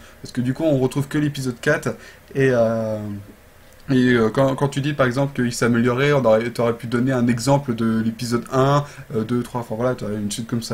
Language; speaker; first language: French; native; French